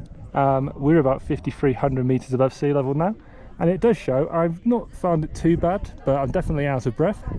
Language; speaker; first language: English; native; English